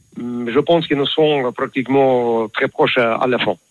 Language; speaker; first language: French; non-native, learner; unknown